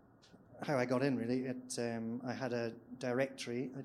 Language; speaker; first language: English; native; English